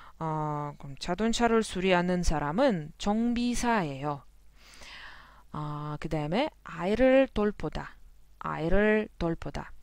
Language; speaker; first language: Korean; non-native, fluent; Russian